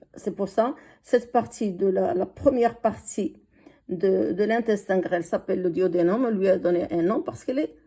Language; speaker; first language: French; non-native, local second language; Arabic